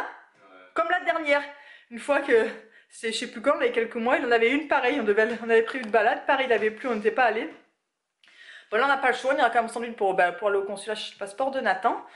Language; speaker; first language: French; native; French